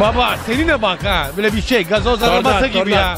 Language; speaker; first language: Turkish; non-native, learner; Italian